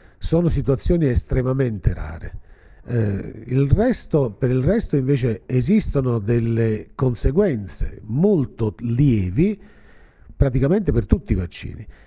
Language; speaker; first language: Italian; native; Italian